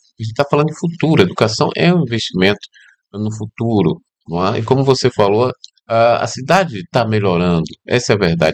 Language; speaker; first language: Portuguese; native; Portuguese